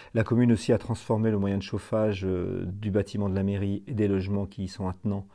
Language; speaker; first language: French; native; French